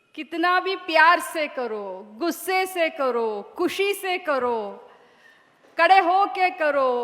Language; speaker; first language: Hindi; non-native, local second language; Kannada